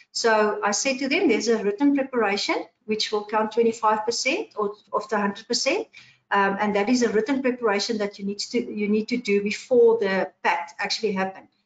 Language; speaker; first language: English; non-native, local second language; Afrikaans